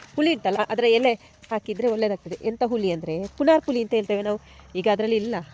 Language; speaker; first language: Kannada; non-native, local second language; Tulu